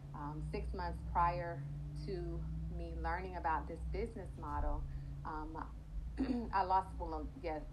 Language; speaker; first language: English; native; English